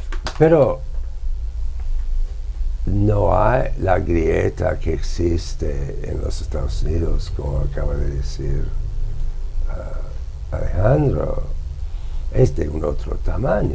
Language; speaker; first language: Spanish; non-native, fluent; English